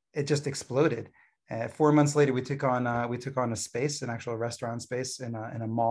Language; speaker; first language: English; native; English